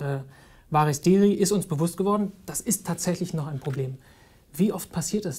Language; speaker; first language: German; native; German